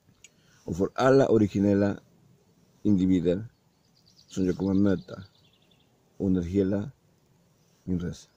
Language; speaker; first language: Swedish; non-native, learner; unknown